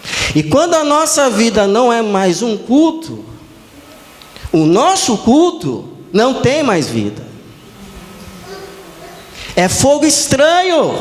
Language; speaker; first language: Portuguese; native; Portuguese